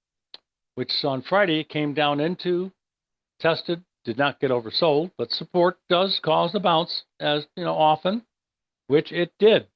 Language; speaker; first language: English; native; English